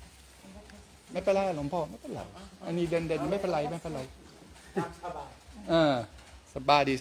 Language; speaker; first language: Thai; non-native, learner; French